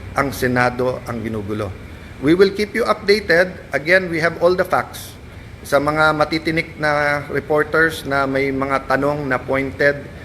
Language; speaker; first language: Filipino; native; Filipino